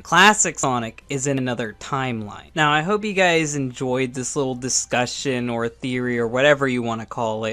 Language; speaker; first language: English; native; English